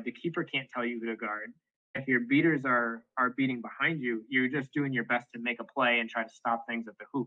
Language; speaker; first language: English; native; English